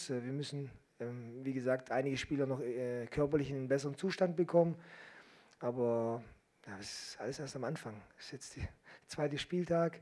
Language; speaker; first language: German; native; German